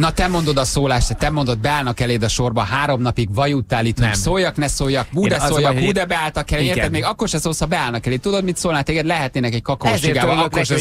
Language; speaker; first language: Hungarian; native; Hungarian